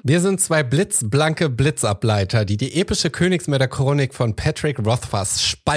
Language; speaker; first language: German; native; German